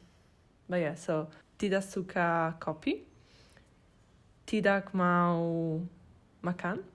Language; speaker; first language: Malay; non-native, learner; Italian